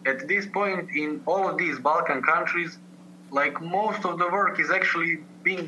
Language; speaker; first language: English; non-native, fluent; Serbian